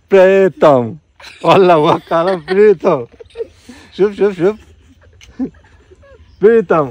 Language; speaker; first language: Arabic; non-native, learner; Bangla